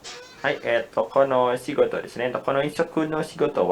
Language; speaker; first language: Japanese; non-native, learner; Indonesian